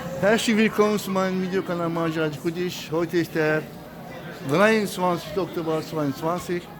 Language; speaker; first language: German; non-native, fluent; Turkish